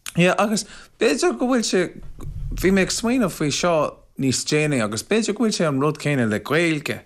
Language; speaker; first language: Irish; non-native, local second language; English